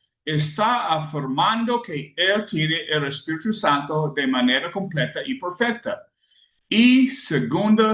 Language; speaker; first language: Spanish; non-native, learner; English